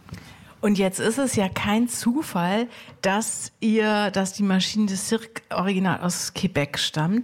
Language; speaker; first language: German; native; German